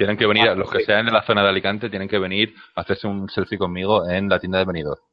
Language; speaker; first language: Spanish; native; Spanish